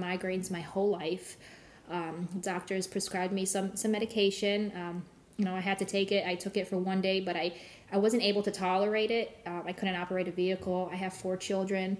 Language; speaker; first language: English; native; English